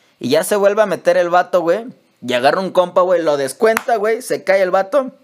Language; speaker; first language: Spanish; native; Spanish